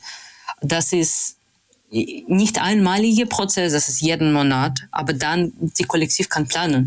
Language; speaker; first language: German; non-native, fluent; Russian